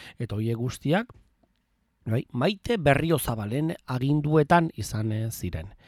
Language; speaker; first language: Basque; native; Basque